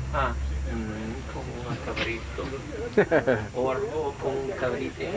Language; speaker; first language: Spanish; non-native, learner; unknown